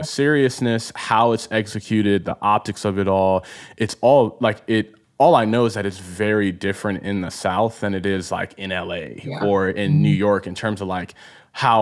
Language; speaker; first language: English; early bilingual, other home language; Igbo